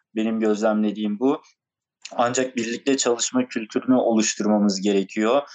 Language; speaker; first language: Turkish; native; Turkish